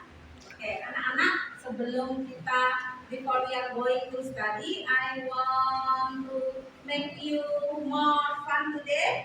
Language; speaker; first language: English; non-native, fluent; Indonesian